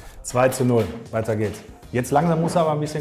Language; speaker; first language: German; native; German